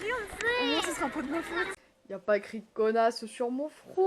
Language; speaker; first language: French; native; French